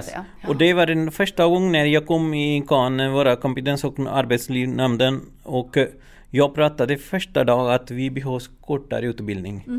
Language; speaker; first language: Swedish; non-native, learner; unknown